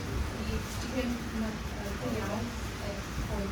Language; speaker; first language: Portuguese; non-native, learner; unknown